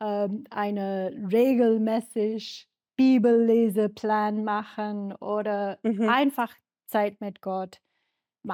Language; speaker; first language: German; non-native, fluent; English